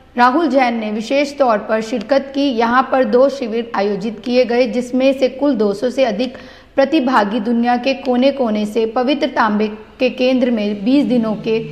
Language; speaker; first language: Hindi; native; Hindi